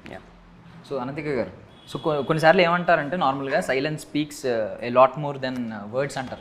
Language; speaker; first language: Telugu; native; Telugu